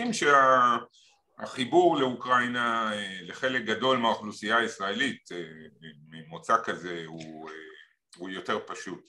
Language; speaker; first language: Hebrew; native; Hebrew